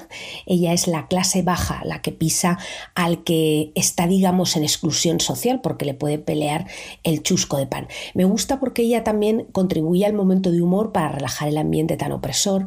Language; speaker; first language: Spanish; native; Spanish